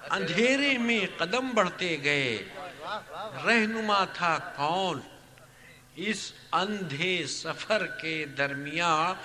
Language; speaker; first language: Urdu; native; Urdu